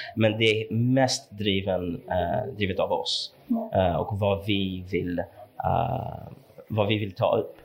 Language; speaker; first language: Swedish; non-native, fluent; English